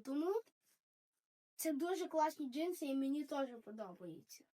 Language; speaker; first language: Ukrainian; early bilingual, heritage; Ukrainian